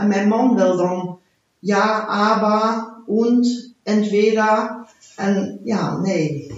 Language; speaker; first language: Dutch; early bilingual, heritage; Dutch